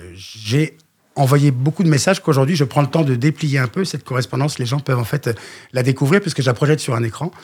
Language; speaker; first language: French; native; French